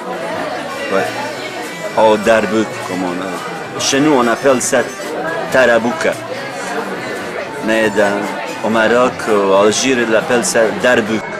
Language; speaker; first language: French; non-native, fluent; Bosnian